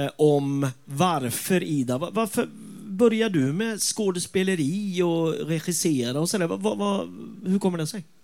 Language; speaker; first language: Swedish; native; Swedish